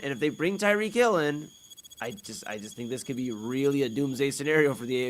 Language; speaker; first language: English; native; English